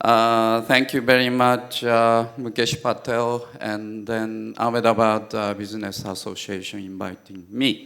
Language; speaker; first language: English; non-native, fluent; Japanese